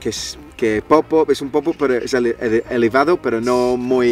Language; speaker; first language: Spanish; non-native, fluent; English